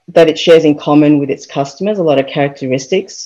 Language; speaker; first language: English; native; English